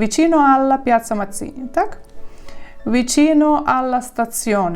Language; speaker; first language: Italian; non-native, fluent; Ukrainian